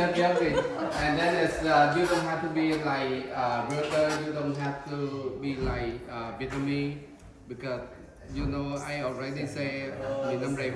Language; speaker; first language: English; non-native, fluent; Vietnamese